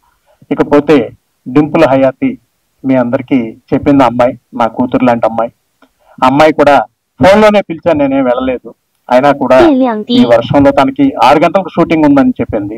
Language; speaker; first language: Telugu; native; Telugu